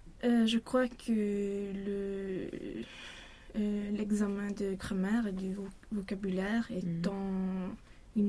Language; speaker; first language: French; non-native, learner; Swedish